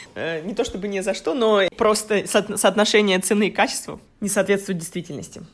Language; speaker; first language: Russian; native; Russian